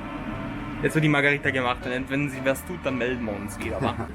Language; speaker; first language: German; native; German